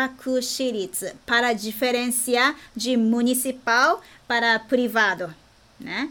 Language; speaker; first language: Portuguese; non-native, fluent; Japanese